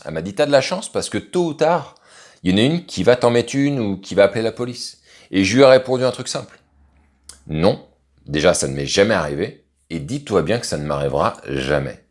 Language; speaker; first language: French; native; French